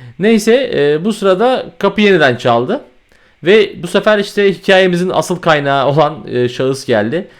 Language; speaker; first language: Turkish; native; Turkish